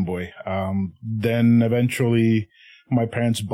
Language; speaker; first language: English; non-native, fluent; Spanish